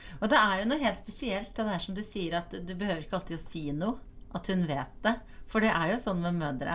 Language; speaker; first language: Norwegian; native; Norwegian